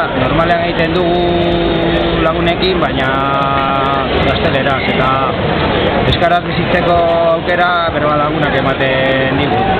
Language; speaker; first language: Basque; non-native, local second language; Spanish